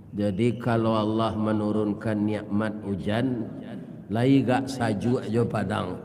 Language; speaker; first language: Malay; non-native, local second language; Minangkabau